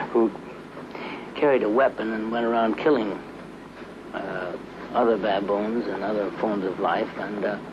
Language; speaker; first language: English; native; English